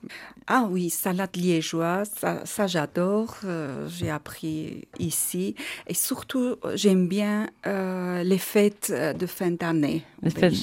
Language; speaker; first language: French; non-native, learner; Armenian